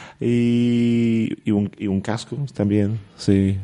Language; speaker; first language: Spanish; non-native, learner; English